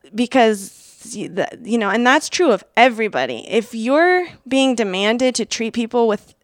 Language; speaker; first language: English; native; English